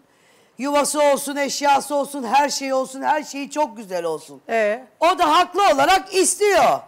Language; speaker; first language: Turkish; native; Turkish